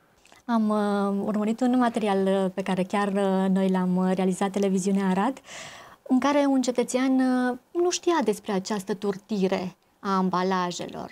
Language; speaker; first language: Romanian; native; Romanian